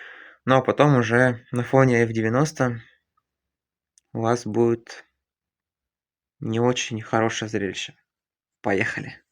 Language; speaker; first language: Russian; native; Russian